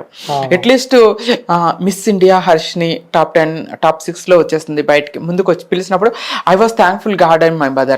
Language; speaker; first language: Telugu; native; Telugu